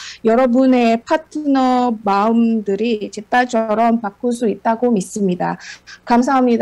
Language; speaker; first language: Korean; non-native, fluent; Indonesian